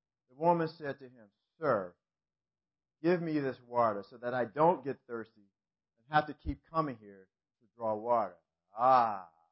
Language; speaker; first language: English; native; English